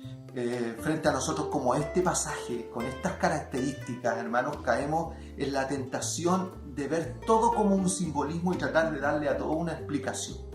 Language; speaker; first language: Spanish; native; Spanish